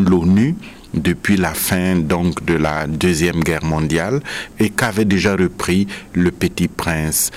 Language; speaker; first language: French; non-native, local second language; Mossi